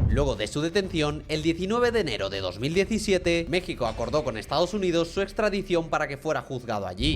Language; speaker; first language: Spanish; native; Spanish